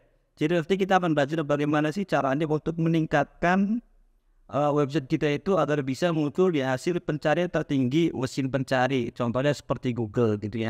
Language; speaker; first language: Indonesian; native; Indonesian